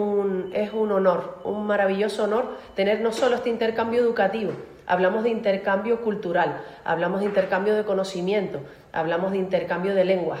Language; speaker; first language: Spanish; native; Spanish